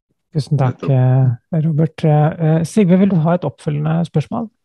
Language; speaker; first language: Norwegian; native; Norwegian